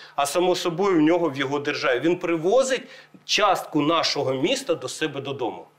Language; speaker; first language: Ukrainian; native; Ukrainian